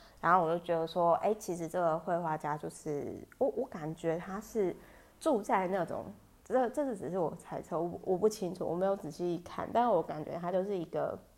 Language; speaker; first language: Chinese; native; Chinese